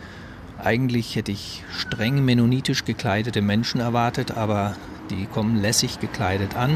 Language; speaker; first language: German; native; German